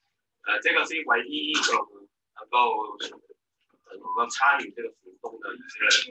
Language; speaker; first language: Chinese; native; Chinese